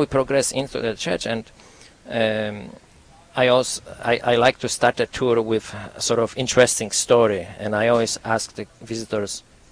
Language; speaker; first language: English; non-native, fluent; Polish